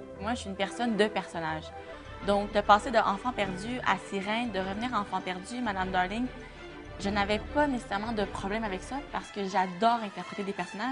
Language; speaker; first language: French; native; French